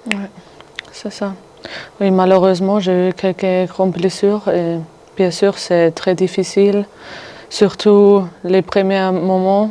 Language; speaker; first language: French; non-native, fluent; German